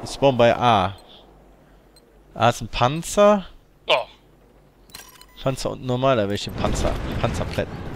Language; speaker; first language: German; native; German